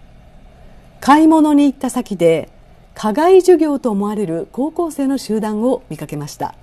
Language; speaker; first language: Japanese; native; Japanese